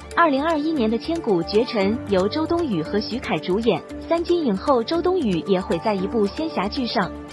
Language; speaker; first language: Chinese; native; Chinese